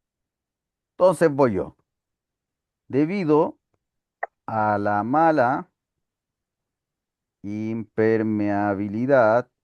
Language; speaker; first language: Spanish; native; Spanish